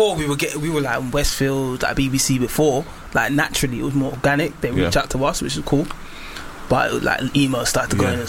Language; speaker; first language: English; native; English